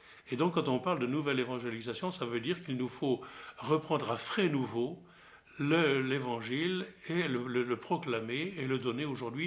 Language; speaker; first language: French; native; French